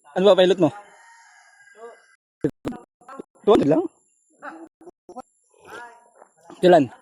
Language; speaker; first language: Filipino; non-native, local second language; Cebuano